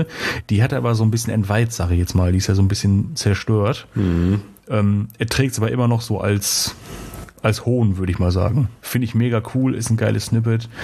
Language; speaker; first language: German; native; German